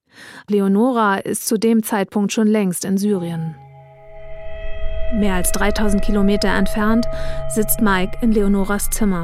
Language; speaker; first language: German; native; German